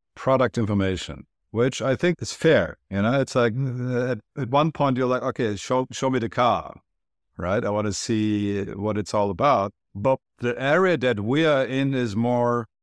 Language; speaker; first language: English; non-native, fluent; Turkish